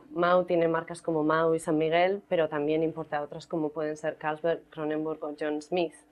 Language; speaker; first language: Spanish; native; Spanish